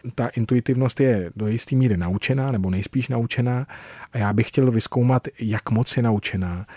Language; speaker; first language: Czech; native; Czech